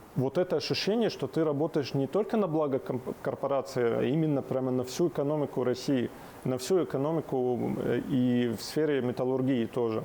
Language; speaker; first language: Russian; non-native, fluent; Arabic